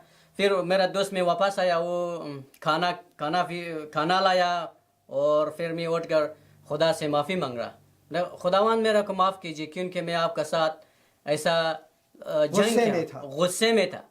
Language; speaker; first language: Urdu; non-native, learner; Persian